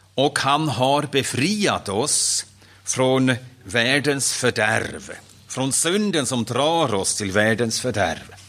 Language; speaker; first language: Swedish; non-native, fluent; German